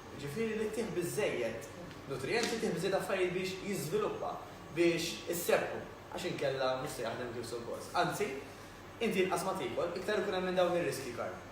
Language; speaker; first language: Maltese; native; Maltese